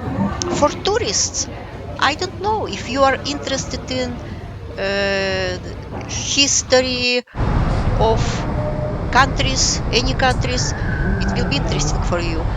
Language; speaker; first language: English; non-native, fluent; Russian